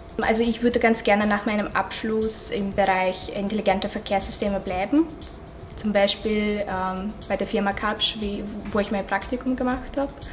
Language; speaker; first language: German; non-native, fluent; Russian